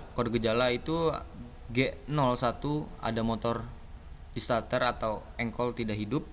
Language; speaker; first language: Indonesian; native; Indonesian